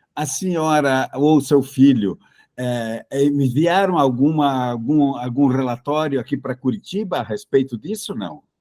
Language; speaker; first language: Portuguese; native; Portuguese